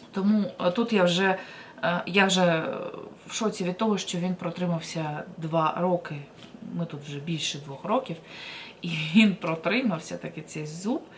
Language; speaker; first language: Ukrainian; non-native, local second language; Russian